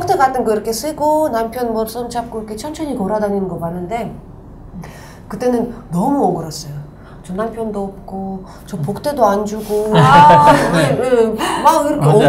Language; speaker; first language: Korean; non-native, local second language; Uzbek